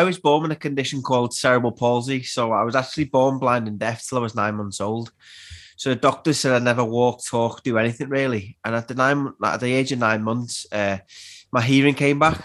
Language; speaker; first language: English; native; English